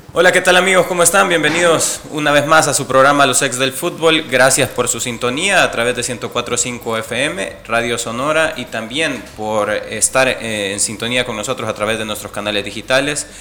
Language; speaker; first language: Spanish; native; Spanish